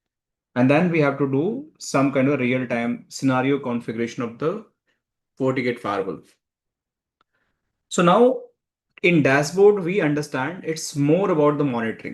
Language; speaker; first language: English; non-native, local second language; Hindi